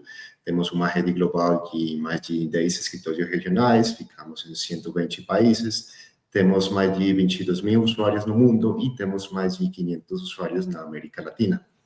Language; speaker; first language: Portuguese; non-native, fluent; Spanish